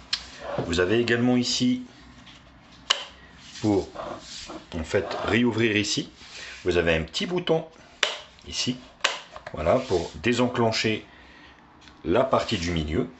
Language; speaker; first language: French; native; French